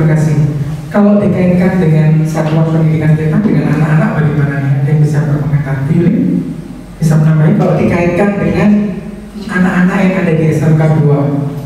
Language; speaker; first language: Indonesian; native; Indonesian